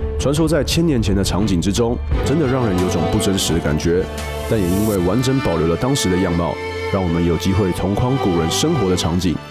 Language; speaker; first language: Chinese; native; Chinese